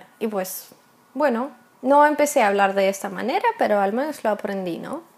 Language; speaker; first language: Spanish; non-native, fluent; Russian